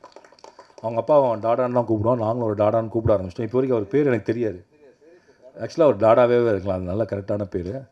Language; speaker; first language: Tamil; native; Tamil